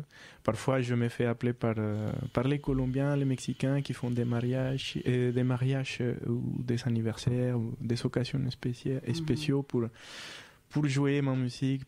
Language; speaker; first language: French; non-native, fluent; Spanish